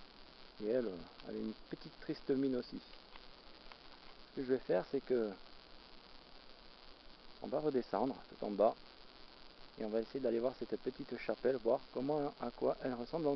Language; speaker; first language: French; native; French